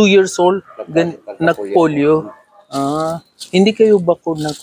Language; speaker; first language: Filipino; non-native, learner; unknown